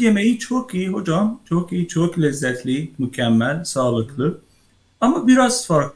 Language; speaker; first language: Turkish; non-native, learner; Persian